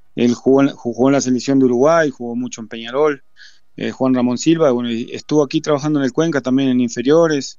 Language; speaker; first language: Spanish; native; Spanish